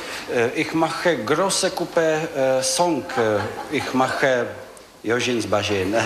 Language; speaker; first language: German; non-native, learner; Czech